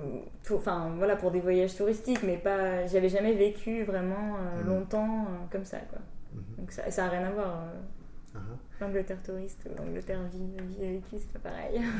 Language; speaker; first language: French; native; French